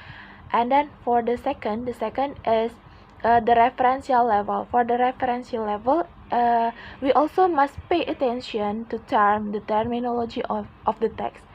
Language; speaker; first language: English; non-native, learner; Indonesian